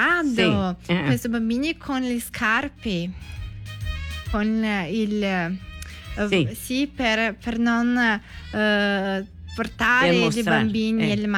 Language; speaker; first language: Italian; non-native, learner; Portuguese